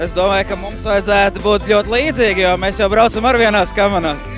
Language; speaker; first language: Latvian; native; Latvian